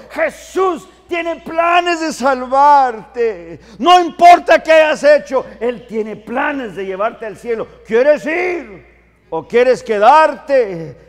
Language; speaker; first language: Spanish; early bilingual, heritage; Spanish